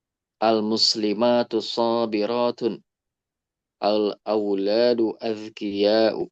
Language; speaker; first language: Arabic; non-native, learner; Indonesian